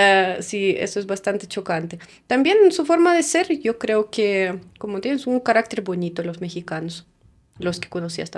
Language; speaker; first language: Spanish; non-native, fluent; Russian